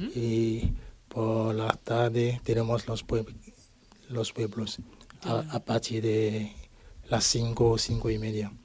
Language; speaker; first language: Spanish; non-native, learner; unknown